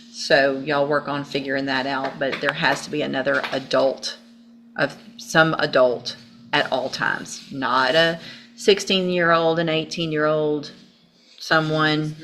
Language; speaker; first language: English; native; English